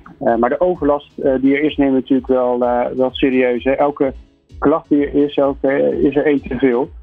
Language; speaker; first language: Dutch; native; Dutch